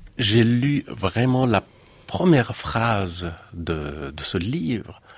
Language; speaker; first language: French; non-native, fluent; Persian